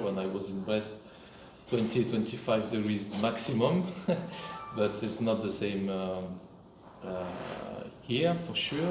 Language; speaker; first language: English; non-native, fluent; French